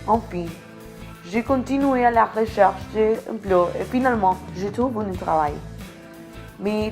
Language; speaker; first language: French; non-native, learner; English